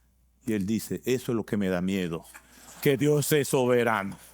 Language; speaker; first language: Spanish; native; Spanish